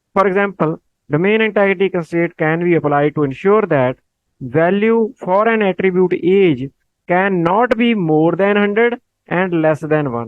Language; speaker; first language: English; non-native, local second language; Punjabi